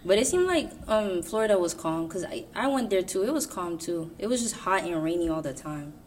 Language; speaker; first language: English; native; English